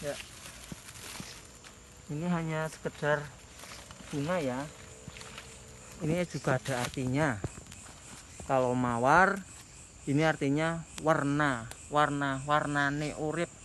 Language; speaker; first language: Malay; non-native, local second language; Javanese